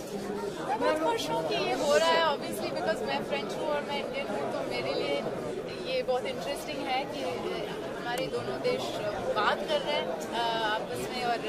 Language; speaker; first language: Hindi; non-native, local second language; French